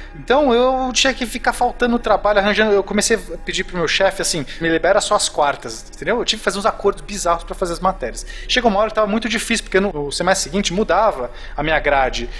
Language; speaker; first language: Portuguese; native; Portuguese